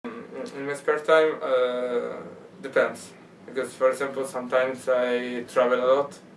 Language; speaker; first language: English; non-native, learner; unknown